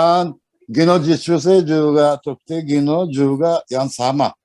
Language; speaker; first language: Indonesian; non-native, learner; Japanese